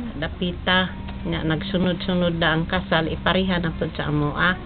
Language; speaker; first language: Cebuano; non-native, local second language; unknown